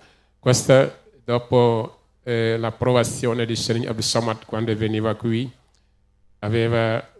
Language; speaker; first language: Italian; non-native, fluent; Wolof